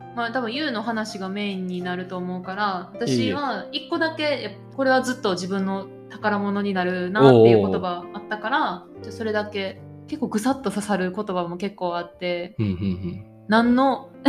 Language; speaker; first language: Japanese; native; Japanese